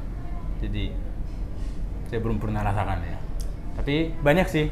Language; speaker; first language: Indonesian; non-native, fluent; Japanese